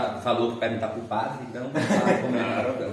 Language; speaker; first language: Portuguese; native; Portuguese